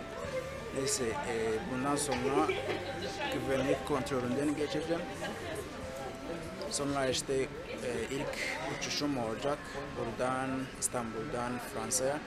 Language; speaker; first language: Turkish; non-native, fluent; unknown